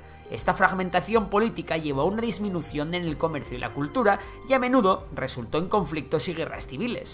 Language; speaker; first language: Spanish; native; Spanish